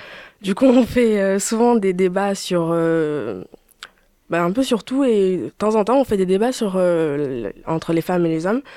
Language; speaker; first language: French; early bilingual, other home language; Chinese